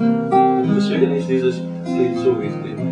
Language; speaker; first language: German; non-native, learner; Croatian